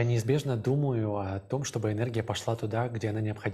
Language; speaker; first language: Russian; native; Russian